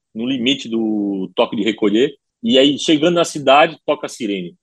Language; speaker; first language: Portuguese; native; Portuguese